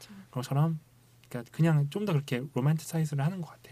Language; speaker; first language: Korean; native; Korean